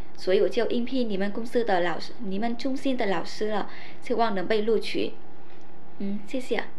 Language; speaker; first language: Chinese; non-native, fluent; Vietnamese